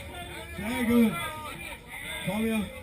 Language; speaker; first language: German; native; German